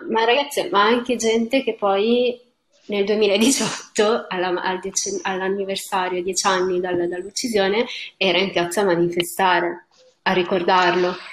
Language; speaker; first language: Italian; early bilingual, other home language; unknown